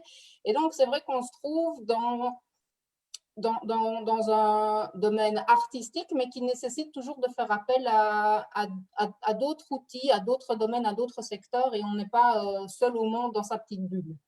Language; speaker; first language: French; native; French